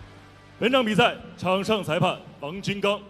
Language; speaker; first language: Chinese; native; Chinese